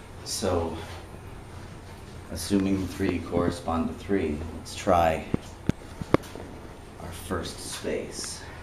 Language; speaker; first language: English; native; English